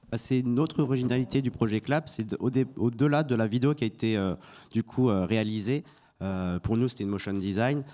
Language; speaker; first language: French; native; French